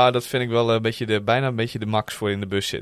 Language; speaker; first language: Dutch; native; Dutch